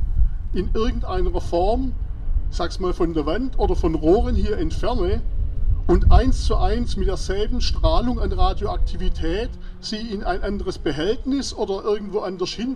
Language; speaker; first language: German; native; German